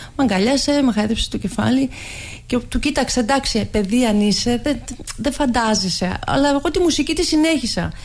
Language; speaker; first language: Greek; early bilingual, heritage; Greek